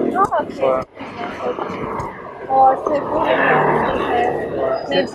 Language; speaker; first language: French; non-native, learner; Russian